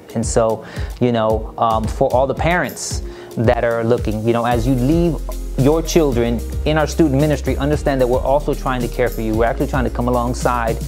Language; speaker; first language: English; native; English